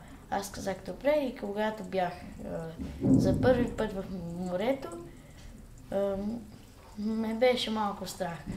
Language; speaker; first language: Bulgarian; early bilingual, heritage; Bulgarian